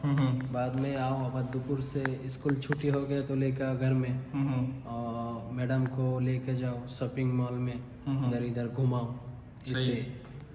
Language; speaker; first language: Hindi; non-native, learner; Bangla